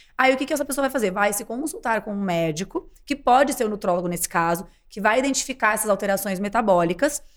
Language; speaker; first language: Portuguese; native; Portuguese